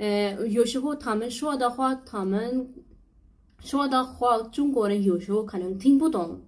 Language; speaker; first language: Chinese; non-native, learner; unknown